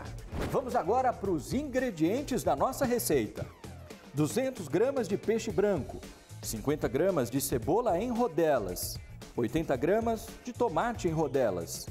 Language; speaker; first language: Portuguese; native; Portuguese